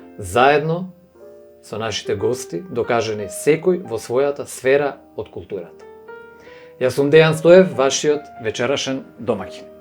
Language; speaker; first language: Macedonian; native; Macedonian